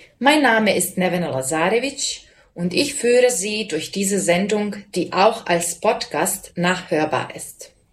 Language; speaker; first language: German; non-native, fluent; Serbian